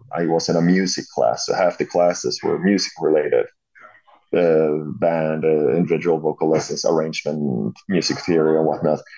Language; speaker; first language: English; non-native, fluent; Swedish